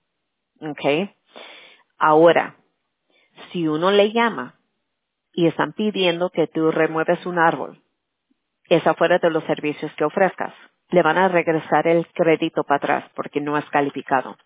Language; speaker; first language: Spanish; early bilingual, heritage; Spanish